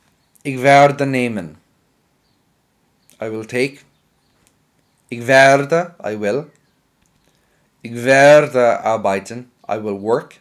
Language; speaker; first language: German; non-native, fluent; English